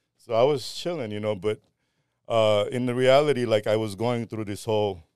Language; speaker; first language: English; early bilingual, other home language; Armenian